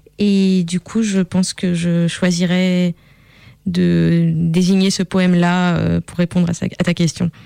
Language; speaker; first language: French; non-native, fluent; Russian